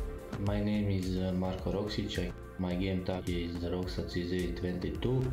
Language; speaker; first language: English; non-native, learner; Serbian